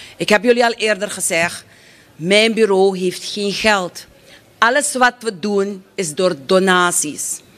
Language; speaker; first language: Dutch; native; Dutch